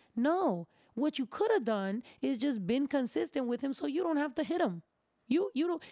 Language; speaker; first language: English; early bilingual, other home language; Spanish